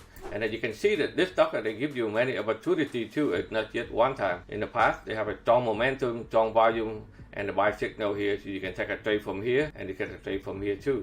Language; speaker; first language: English; non-native, fluent; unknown